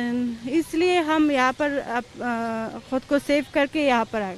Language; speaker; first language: Hindi; non-native, learner; Persian